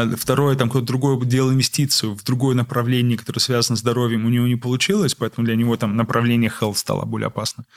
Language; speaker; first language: Russian; early bilingual, heritage; Russian